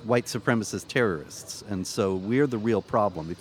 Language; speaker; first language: English; native; English